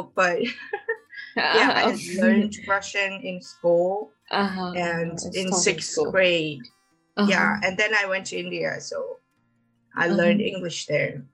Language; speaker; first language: English; non-native, fluent; Mongolian